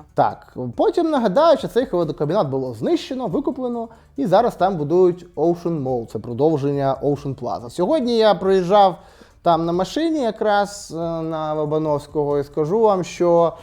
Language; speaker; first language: Ukrainian; native; Ukrainian